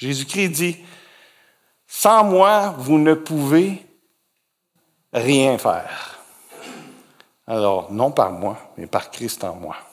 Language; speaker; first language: French; native; French